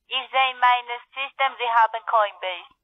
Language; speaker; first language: German; non-native, learner; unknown